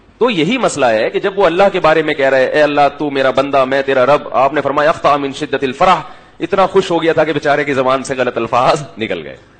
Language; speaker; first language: Urdu; native; Urdu